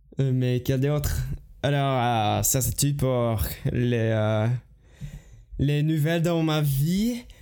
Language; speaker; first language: French; non-native, learner; English